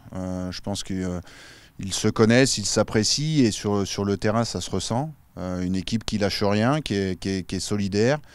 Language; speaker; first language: French; native; French